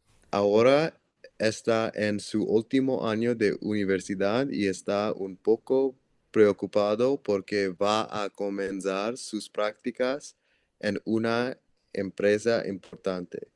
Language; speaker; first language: Spanish; non-native, learner; English